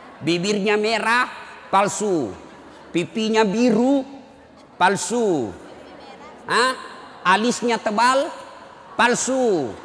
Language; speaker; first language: Indonesian; native; Indonesian